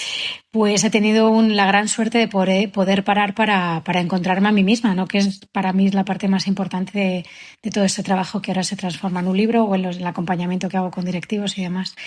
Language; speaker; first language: Spanish; native; Spanish